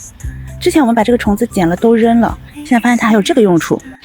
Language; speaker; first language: Chinese; native; Chinese